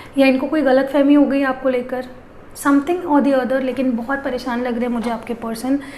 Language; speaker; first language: Hindi; non-native, local second language; Marathi